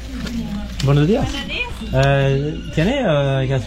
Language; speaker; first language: Spanish; non-native, learner; French